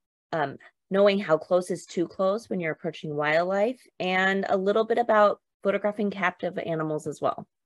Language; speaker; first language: English; native; English